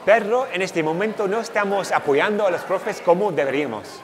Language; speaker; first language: Spanish; non-native, fluent; English